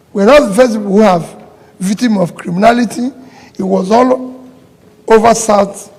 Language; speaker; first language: English; non-native, local second language; Igbo